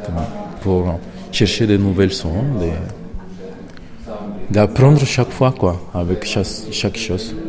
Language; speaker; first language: French; non-native, fluent; Spanish